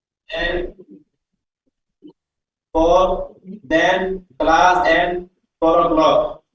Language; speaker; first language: English; non-native, learner; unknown